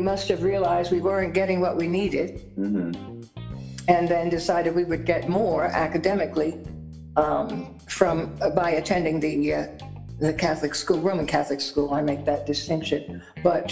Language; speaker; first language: English; native; English